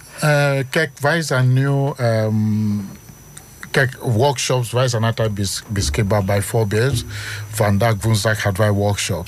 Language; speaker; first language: Dutch; non-native, learner; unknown